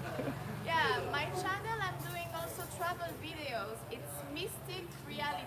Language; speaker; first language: English; non-native, fluent; French